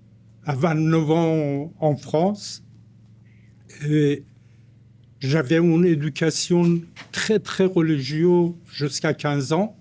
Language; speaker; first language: French; non-native, fluent; Persian